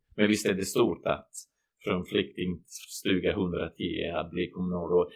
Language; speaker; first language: Swedish; non-native, fluent; Croatian